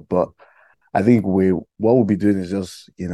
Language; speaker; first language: English; non-native, local second language; Yoruba